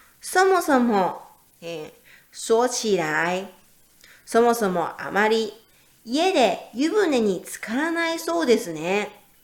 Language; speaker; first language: Japanese; native; Japanese